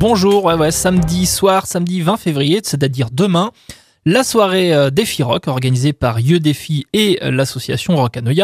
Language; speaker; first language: French; native; French